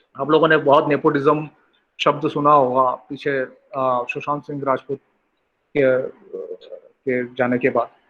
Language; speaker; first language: Hindi; non-native, local second language; Bangla